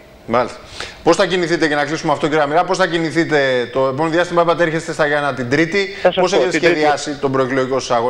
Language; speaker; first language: Greek; native; Greek